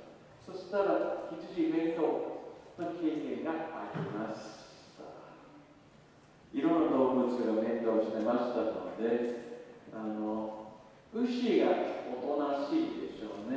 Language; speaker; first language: Japanese; non-native, learner; English